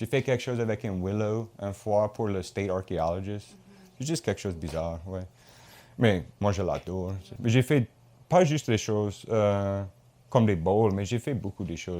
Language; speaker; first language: French; non-native, local second language; English